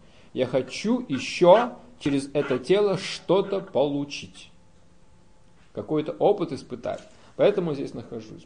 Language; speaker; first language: Russian; native; Russian